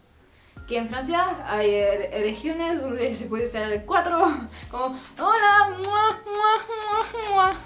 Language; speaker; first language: Spanish; non-native, learner; French